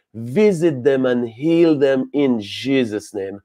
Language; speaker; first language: English; non-native, fluent; French